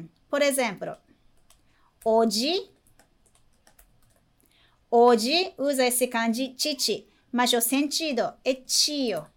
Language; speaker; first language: Portuguese; non-native, fluent; Japanese